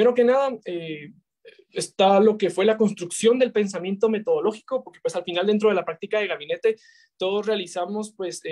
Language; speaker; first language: Spanish; native; Spanish